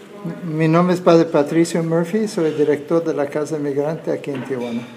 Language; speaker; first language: Spanish; non-native, fluent; English